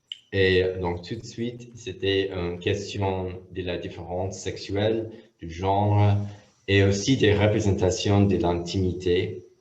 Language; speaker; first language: French; non-native, fluent; English